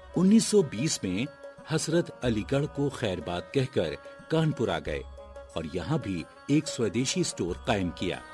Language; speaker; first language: Urdu; native; Urdu